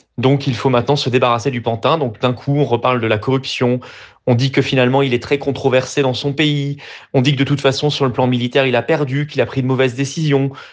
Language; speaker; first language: French; native; French